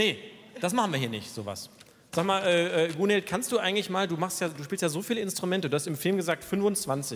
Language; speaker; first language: German; native; German